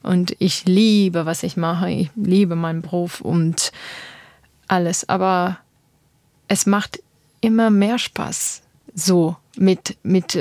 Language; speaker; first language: German; non-native, learner; Armenian